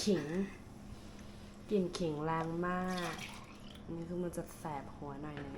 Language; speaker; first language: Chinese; non-native, learner; Thai